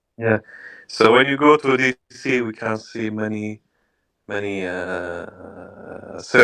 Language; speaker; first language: English; non-native, learner; Arabic